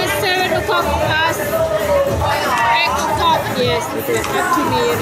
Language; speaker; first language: English; non-native, learner; Thai